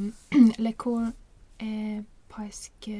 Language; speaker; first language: French; non-native, learner; Swedish